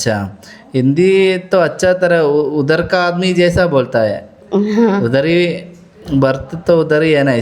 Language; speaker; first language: Hindi; non-native, local second language; Malayalam